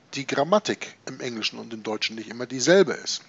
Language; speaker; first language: German; native; German